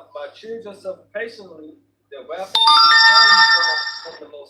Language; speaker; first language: English; native; English